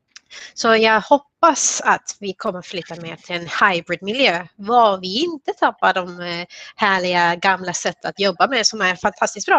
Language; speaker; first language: Swedish; non-native, fluent; Spanish